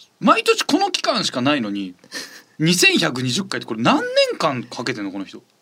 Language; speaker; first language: Japanese; native; Japanese